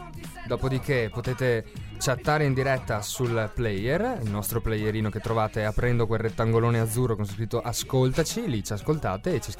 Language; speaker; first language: Italian; native; Italian